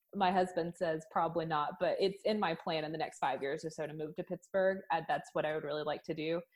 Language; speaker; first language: English; native; English